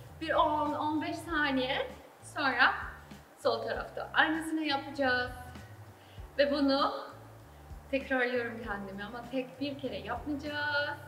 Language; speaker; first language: Turkish; non-native, fluent; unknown